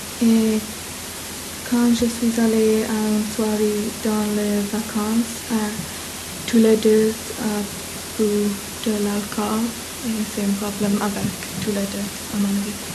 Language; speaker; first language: French; non-native, learner; English